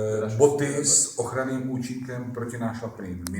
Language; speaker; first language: Czech; native; Czech